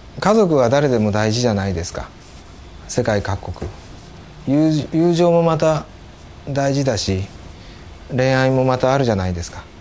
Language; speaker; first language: Japanese; native; Japanese